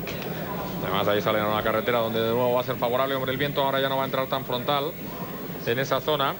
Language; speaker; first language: Spanish; native; Spanish